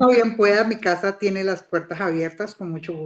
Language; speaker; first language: Spanish; native; Spanish